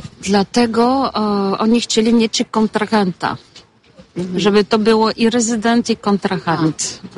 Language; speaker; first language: Polish; non-native, fluent; Bulgarian